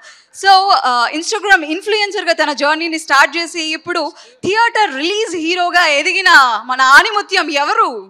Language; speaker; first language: Telugu; native; Telugu